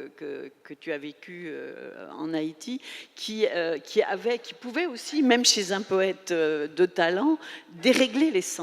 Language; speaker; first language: French; native; French